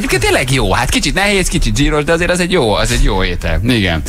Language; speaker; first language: Hungarian; native; Hungarian